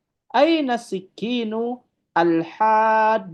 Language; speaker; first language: Arabic; non-native, fluent; Indonesian